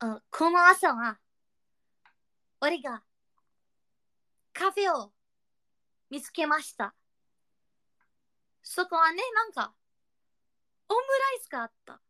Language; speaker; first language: Japanese; non-native, learner; Indonesian